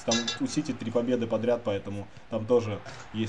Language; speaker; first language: Russian; native; Russian